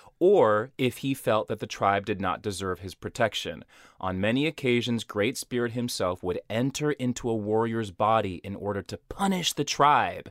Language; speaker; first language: English; early bilingual, other home language; Portuguese